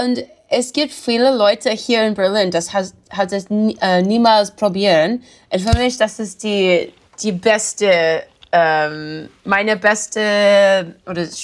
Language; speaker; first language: German; non-native, learner; English